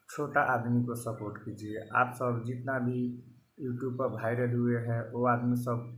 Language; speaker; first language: Hindi; non-native, local second language; Bhojpuri